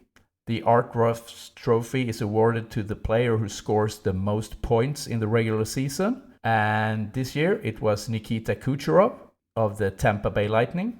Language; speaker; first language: English; non-native, fluent; Swedish